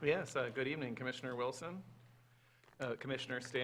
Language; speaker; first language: English; native; English